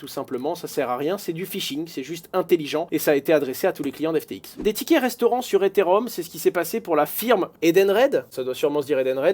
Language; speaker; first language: French; native; French